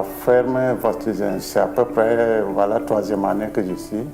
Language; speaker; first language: French; non-native, local second language; Sango